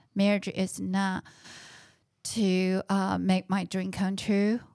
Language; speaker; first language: English; non-native, fluent; Chinese